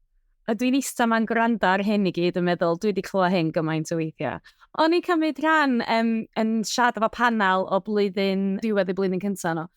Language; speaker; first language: Welsh; native; Welsh